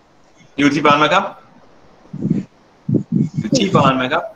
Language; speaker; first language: Thai; non-native, learner; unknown